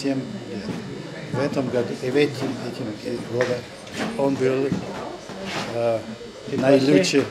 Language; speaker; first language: Russian; non-native, local second language; Latvian